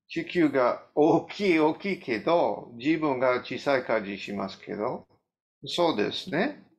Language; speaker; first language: Japanese; non-native, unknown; English